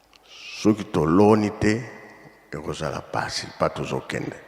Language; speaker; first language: Lingala; non-native, local second language; Kongo